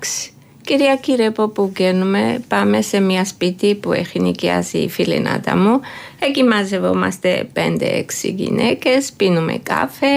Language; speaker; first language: Greek; non-native, learner; Georgian